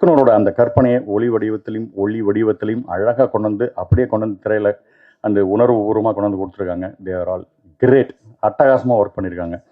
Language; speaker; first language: Tamil; native; Tamil